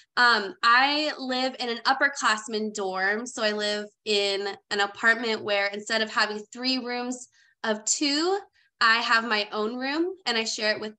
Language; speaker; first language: English; native; English